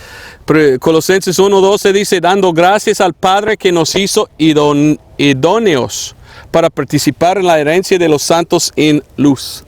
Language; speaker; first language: Spanish; non-native, fluent; English